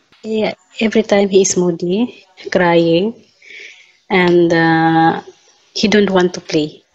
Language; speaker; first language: English; non-native, learner; Filipino